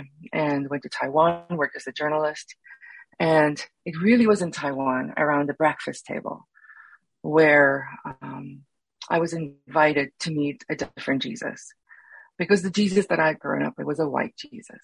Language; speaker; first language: English; non-native, local second language; Afrikaans